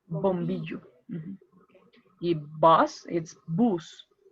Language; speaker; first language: English; non-native, fluent; Spanish